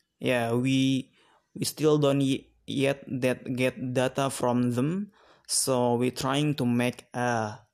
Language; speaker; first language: English; non-native, learner; Indonesian